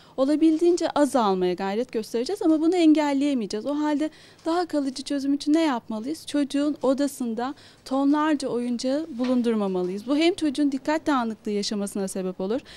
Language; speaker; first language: Turkish; native; Turkish